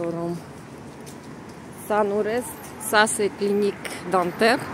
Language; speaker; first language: French; non-native, fluent; Russian